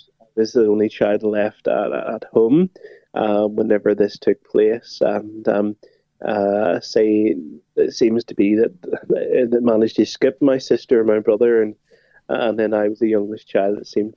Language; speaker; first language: English; native; English